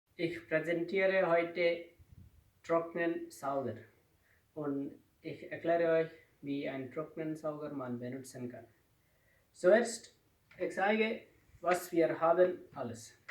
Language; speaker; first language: German; non-native, learner; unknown